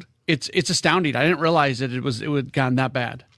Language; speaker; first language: English; native; English